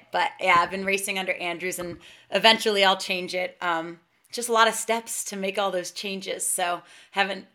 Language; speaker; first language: English; native; English